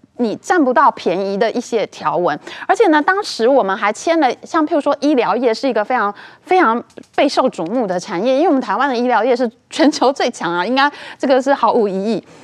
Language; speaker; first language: Chinese; native; Chinese